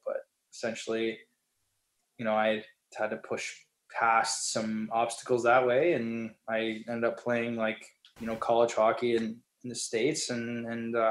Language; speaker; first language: English; native; English